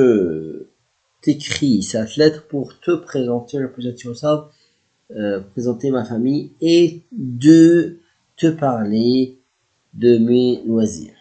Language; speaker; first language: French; non-native, fluent; Arabic